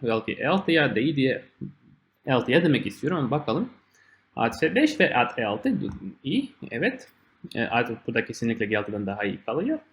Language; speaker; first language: Turkish; non-native, fluent; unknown